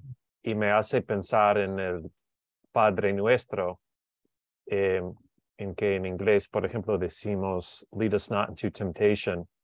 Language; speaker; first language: Spanish; non-native, learner; English